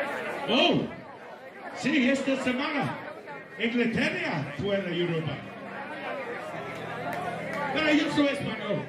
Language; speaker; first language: Spanish; non-native, learner; English